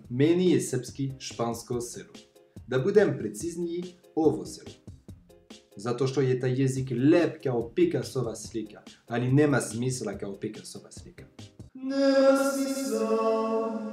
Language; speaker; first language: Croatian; non-native, fluent; French